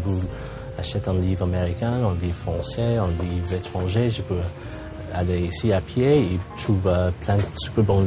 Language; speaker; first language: French; non-native, fluent; English